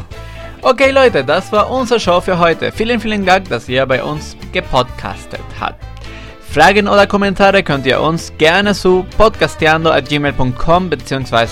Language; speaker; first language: German; non-native, fluent; Spanish